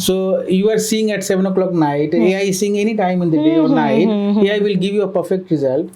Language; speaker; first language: English; non-native, local second language; Bangla